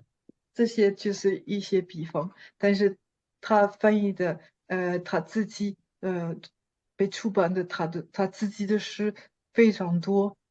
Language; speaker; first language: Chinese; non-native, fluent; French